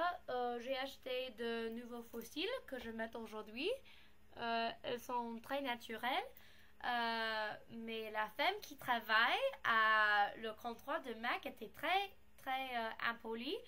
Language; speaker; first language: French; non-native, learner; English